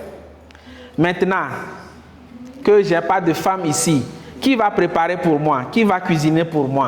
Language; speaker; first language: French; non-native, local second language; Kinyarwanda